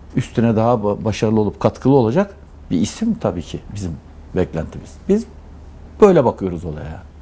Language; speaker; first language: Turkish; native; Turkish